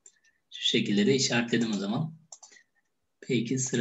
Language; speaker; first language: Turkish; native; Turkish